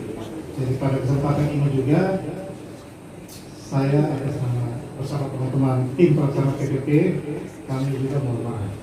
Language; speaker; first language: Indonesian; native; Indonesian